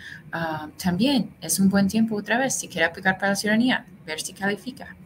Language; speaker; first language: Spanish; non-native, fluent; English